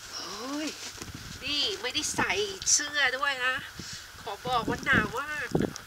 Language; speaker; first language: Thai; native; Thai